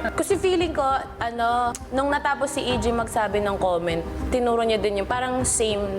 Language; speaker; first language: Filipino; native; Filipino